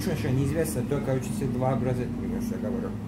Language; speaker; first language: Russian; early bilingual, heritage; Turkish